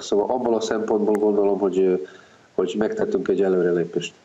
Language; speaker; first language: Hungarian; non-native, fluent; Serbian